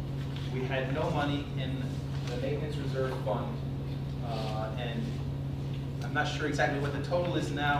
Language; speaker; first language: English; native; English